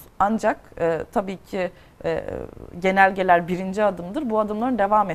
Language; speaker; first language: Turkish; native; Turkish